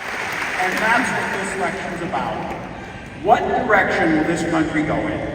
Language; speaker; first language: English; native; English